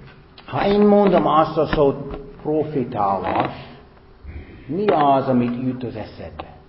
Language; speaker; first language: Hungarian; non-native, fluent; English